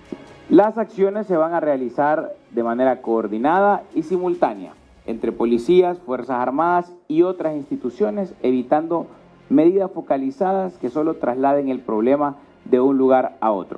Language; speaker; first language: Spanish; native; Spanish